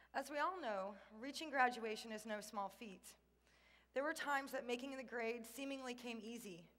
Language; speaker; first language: English; native; English